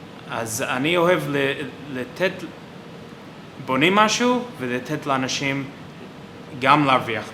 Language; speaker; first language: Hebrew; non-native, fluent; English